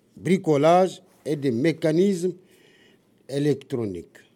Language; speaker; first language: French; non-native, local second language; Bambara